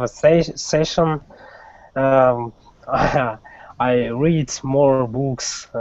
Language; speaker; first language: English; non-native, learner; Russian